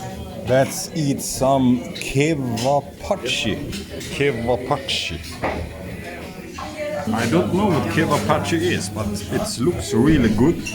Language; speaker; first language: English; non-native, fluent; Swedish